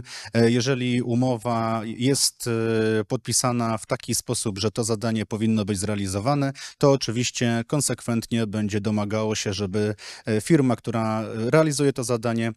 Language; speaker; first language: Polish; native; Polish